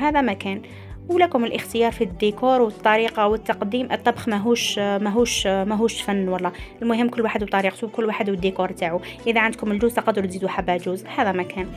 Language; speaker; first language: Arabic; native; Arabic